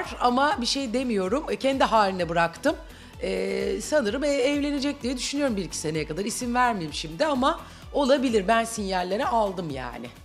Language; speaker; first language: Turkish; native; Turkish